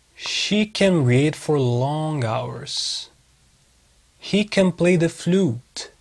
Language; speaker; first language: English; non-native, fluent; Portuguese